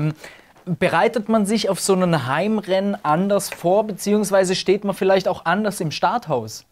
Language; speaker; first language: German; native; German